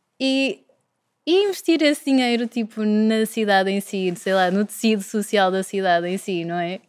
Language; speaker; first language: Portuguese; native; Portuguese